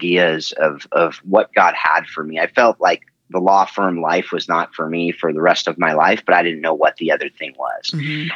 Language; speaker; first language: English; native; English